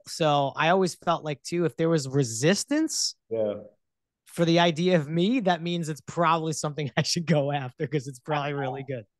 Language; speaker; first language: English; native; English